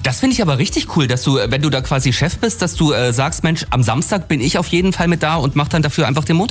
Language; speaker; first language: German; native; German